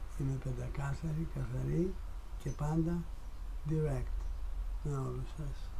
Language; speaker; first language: Greek; non-native, fluent; Persian